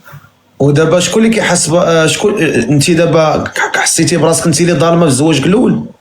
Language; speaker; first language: Arabic; native; Arabic